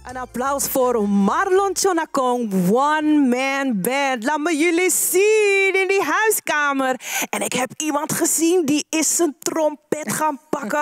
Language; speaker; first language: Dutch; native; Dutch